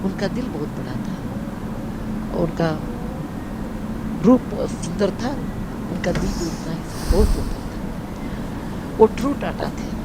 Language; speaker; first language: Hindi; non-native, local second language; Kannada